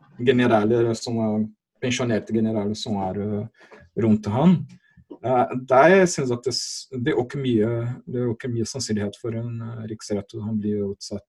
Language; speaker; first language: Norwegian; non-native, fluent; Portuguese